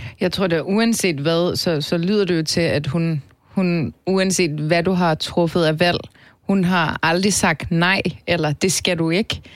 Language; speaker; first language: Danish; early bilingual, other home language; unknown